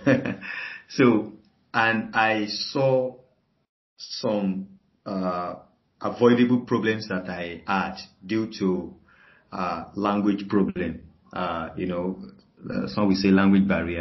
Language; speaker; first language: English; non-native, local second language; Yoruba